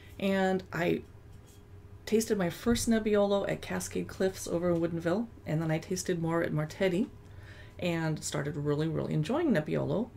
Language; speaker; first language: English; native; English